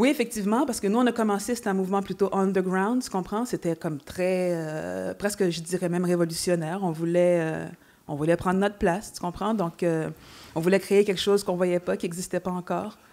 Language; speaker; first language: French; native; French